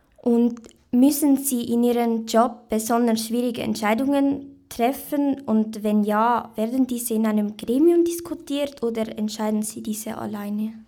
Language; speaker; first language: German; native; German